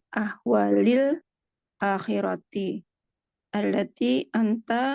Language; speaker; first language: Arabic; non-native, learner; Indonesian